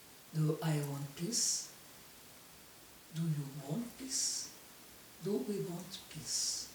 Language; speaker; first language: English; non-native, learner; Russian